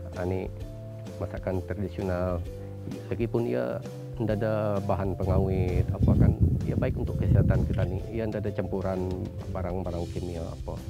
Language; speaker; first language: Malay; native; Malay